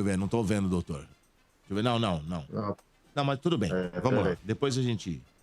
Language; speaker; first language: Portuguese; native; Portuguese